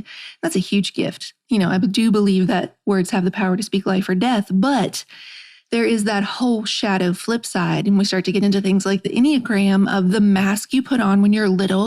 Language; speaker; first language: English; native; English